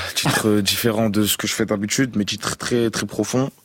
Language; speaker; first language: French; native; French